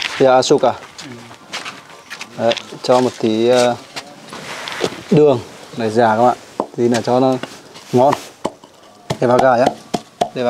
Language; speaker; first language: Vietnamese; native; Vietnamese